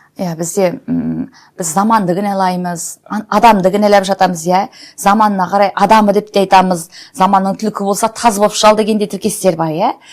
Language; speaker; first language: Kazakh; native; Kazakh